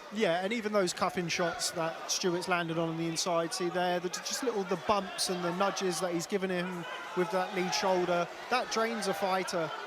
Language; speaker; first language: English; native; English